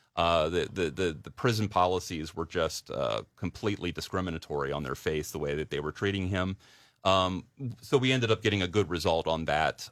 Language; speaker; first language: English; native; English